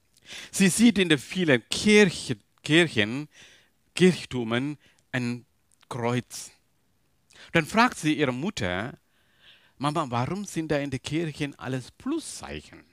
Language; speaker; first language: German; non-native, learner; Tamil